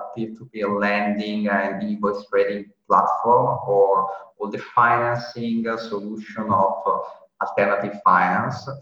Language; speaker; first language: English; non-native, fluent; Italian